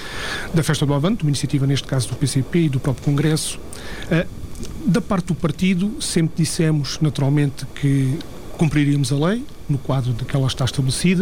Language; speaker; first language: Portuguese; native; Portuguese